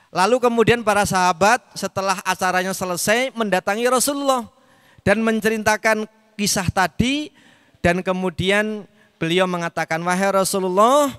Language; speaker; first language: Indonesian; native; Indonesian